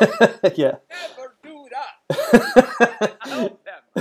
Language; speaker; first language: English; native; English